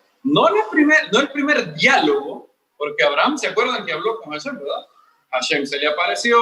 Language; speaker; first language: Spanish; native; Spanish